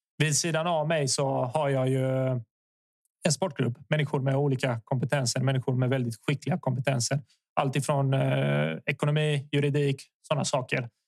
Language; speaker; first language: Swedish; early bilingual, other home language; Bosnian